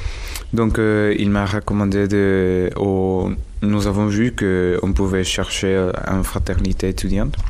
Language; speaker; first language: French; non-native, fluent; Spanish